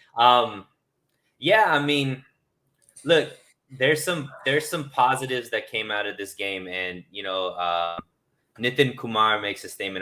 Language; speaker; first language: English; native; English